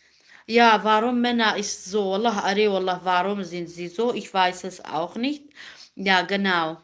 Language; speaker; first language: German; non-native, learner; Kurdish